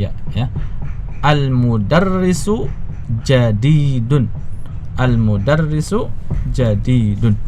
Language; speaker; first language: Arabic; non-native, fluent; Indonesian